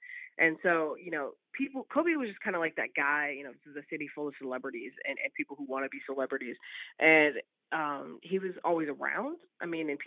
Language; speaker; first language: English; native; English